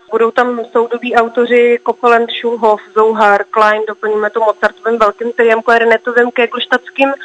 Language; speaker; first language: Czech; native; Czech